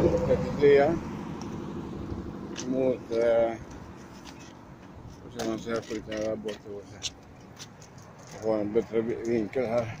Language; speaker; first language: Swedish; non-native, learner; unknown